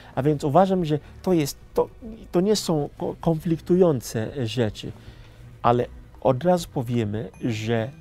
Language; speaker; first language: Polish; non-native, fluent; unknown